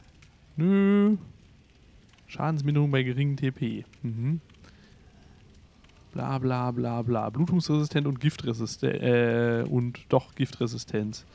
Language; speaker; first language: German; native; German